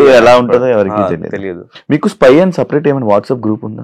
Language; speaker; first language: Telugu; native; Telugu